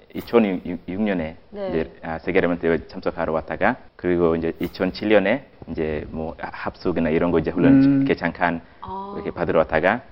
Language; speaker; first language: Korean; non-native, fluent; Swahili